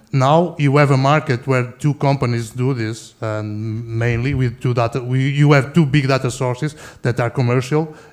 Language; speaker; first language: English; non-native, fluent; Portuguese